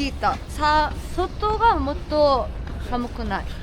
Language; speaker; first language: Japanese; non-native, learner; Korean